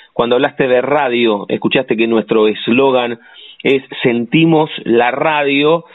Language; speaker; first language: Spanish; native; Spanish